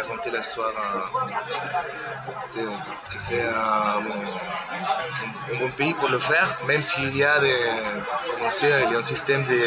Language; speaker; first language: French; non-native, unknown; Spanish